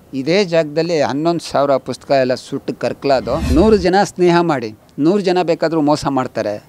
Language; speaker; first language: Kannada; non-native, local second language; Urdu